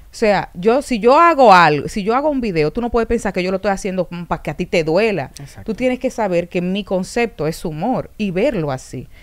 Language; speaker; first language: Spanish; native; Spanish